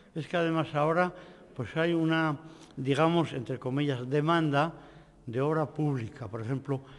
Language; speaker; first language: Spanish; native; Spanish